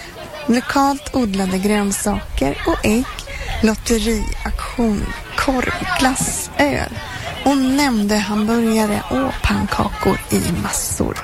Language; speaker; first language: Swedish; native; Swedish